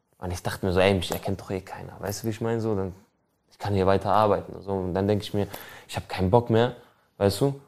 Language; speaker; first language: German; early bilingual, other home language; Albanian